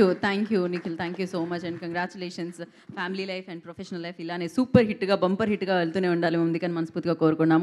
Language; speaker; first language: Telugu; native; Telugu